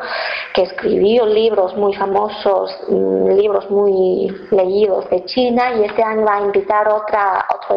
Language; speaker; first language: Spanish; non-native, fluent; Chinese